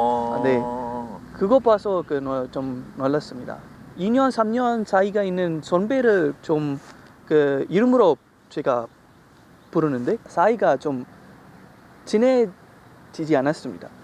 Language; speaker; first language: Korean; non-native, fluent; Tamil